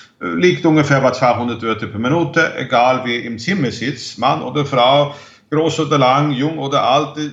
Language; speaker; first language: German; non-native, fluent; Swedish